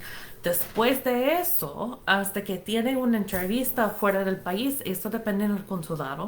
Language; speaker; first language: Spanish; non-native, fluent; English